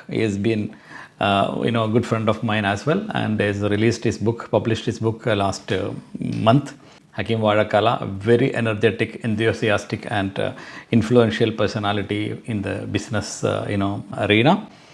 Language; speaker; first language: English; non-native, local second language; Malayalam